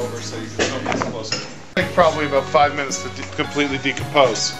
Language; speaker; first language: English; native; English